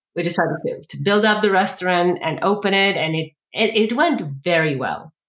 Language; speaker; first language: English; non-native, fluent; Ukrainian